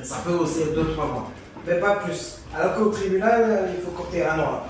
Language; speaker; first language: French; native; French